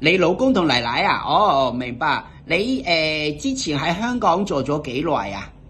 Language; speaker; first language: Cantonese; native; Cantonese